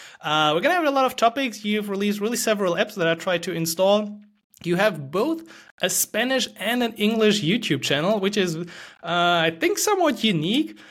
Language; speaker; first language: English; non-native, fluent; German